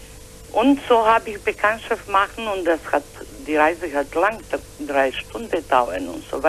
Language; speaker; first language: German; non-native, learner; Croatian